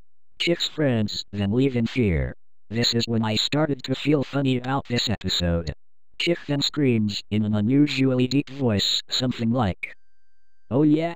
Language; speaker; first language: English; native; English